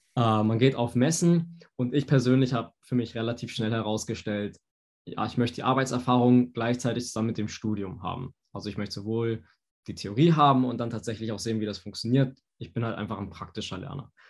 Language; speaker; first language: German; native; German